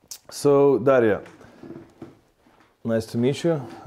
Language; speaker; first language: English; non-native, fluent; Lithuanian